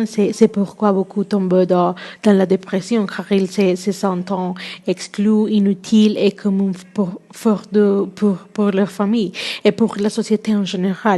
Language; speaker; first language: French; non-native, learner; Spanish